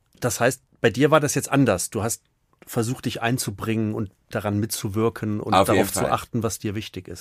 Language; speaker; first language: German; native; German